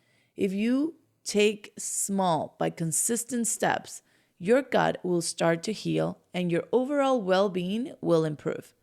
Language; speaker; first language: English; non-native, fluent; Spanish